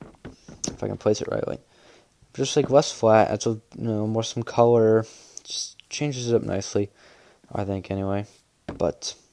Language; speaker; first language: English; native; English